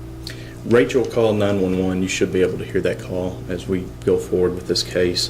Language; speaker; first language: English; native; English